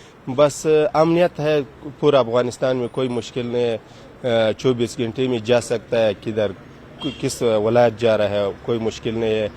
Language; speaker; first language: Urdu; non-native, learner; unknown